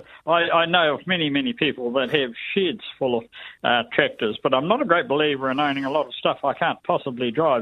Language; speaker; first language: English; native; English